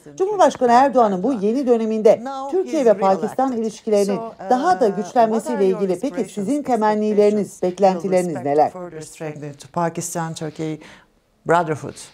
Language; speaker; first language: Turkish; native; Turkish